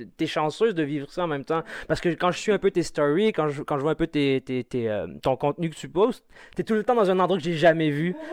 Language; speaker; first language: French; non-native, local second language; Arabic